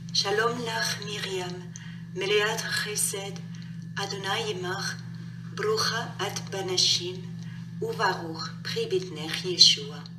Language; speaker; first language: Hebrew; non-native, learner; English